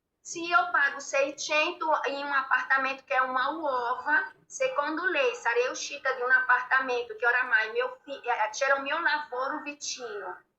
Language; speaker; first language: Italian; non-native, fluent; Portuguese